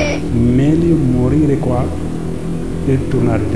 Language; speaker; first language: Italian; non-native, learner; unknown